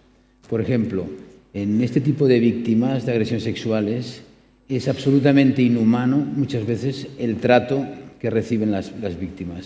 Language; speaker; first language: Spanish; native; Spanish